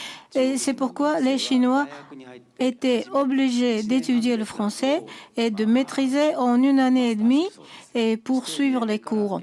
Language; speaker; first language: French; non-native, fluent; Japanese